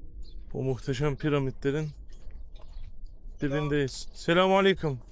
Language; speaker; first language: Turkish; native; Turkish